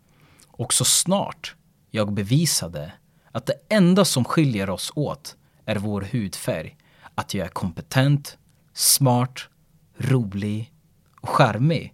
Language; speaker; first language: Swedish; early bilingual, other home language; Lingala